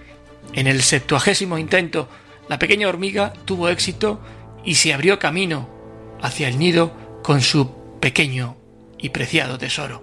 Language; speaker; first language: Spanish; native; Spanish